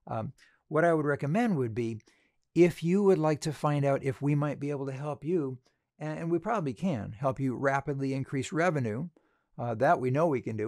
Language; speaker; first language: English; native; English